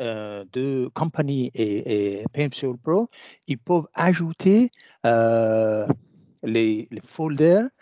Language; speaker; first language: French; non-native, fluent; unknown